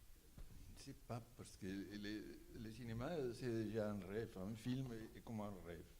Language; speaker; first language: French; non-native, fluent; Spanish